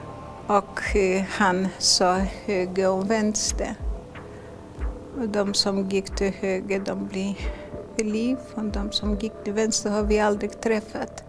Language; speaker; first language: Swedish; non-native, fluent; Polish